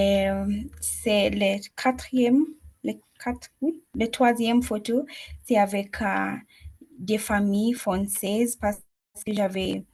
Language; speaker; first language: French; non-native, learner; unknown